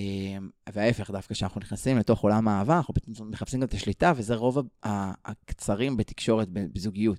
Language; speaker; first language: Hebrew; native; Hebrew